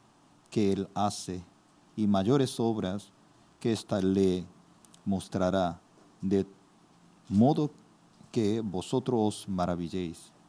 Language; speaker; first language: Spanish; non-native, fluent; Korean